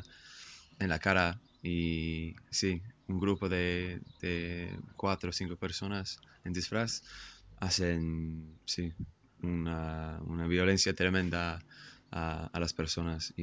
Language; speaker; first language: Spanish; non-native, fluent; English